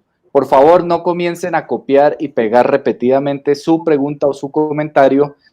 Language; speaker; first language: Spanish; native; Spanish